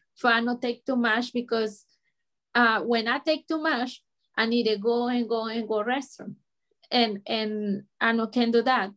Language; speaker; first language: English; non-native, learner; Spanish